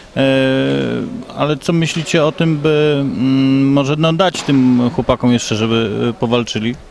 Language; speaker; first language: Polish; native; Polish